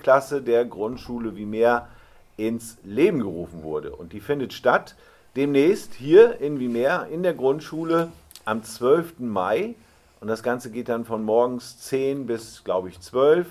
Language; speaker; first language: German; native; German